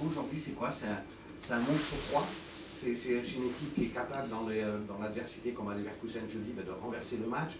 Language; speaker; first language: French; native; French